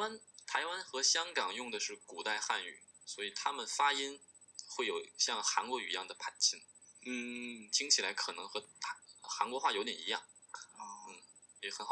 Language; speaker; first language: Chinese; non-native, fluent; Korean